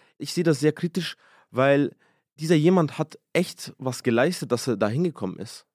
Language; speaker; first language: German; early bilingual, other home language; Arabic